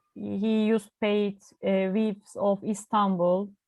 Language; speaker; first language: English; non-native, learner; Turkish